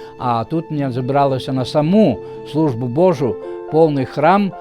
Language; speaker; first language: Ukrainian; non-native, fluent; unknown